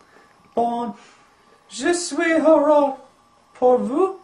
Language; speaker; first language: French; non-native, learner; English